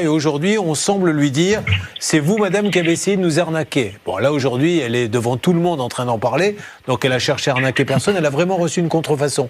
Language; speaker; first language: French; native; French